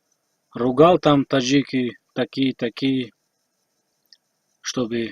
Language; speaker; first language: Russian; non-native, learner; Tajik